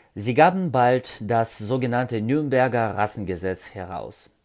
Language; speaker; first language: German; non-native, fluent; Russian